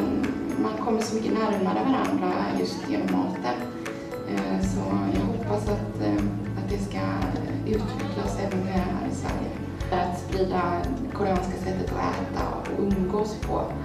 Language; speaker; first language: Swedish; early bilingual, other home language; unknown